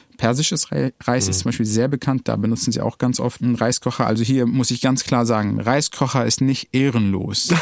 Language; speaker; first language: German; early bilingual, other home language; Arabic